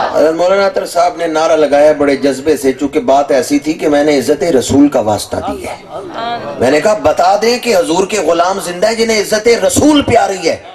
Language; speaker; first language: Urdu; non-native, local second language; Punjabi